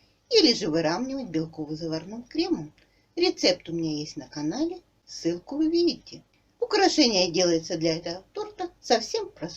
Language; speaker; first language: Russian; native; Russian